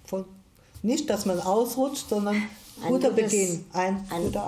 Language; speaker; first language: German; early bilingual, heritage; German